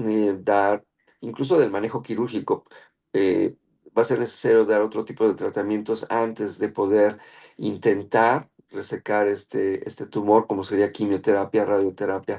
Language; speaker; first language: Spanish; native; Spanish